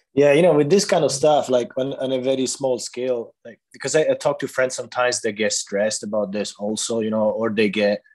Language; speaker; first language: English; non-native, fluent; Italian